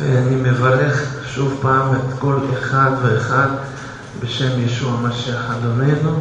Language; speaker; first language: Hebrew; non-native, fluent; Russian